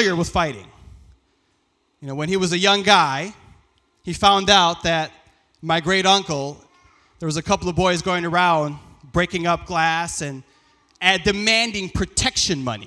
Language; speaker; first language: English; early bilingual, other home language; Persian